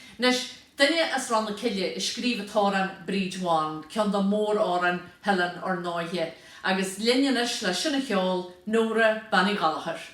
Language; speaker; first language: Irish; native; Irish